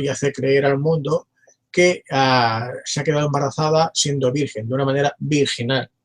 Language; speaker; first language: Spanish; native; Spanish